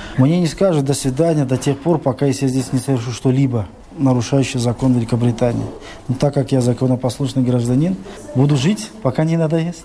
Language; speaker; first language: Russian; non-native, local second language; Tajik